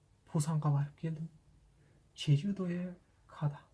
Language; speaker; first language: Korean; non-native, fluent; Kazakh